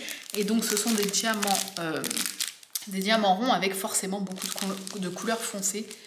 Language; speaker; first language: French; native; French